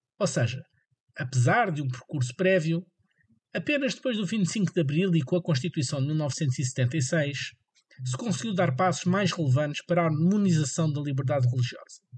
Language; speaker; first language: Portuguese; native; Portuguese